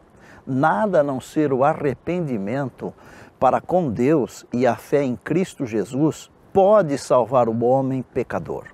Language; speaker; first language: Portuguese; native; Portuguese